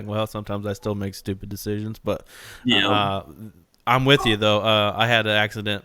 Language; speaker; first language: English; native; English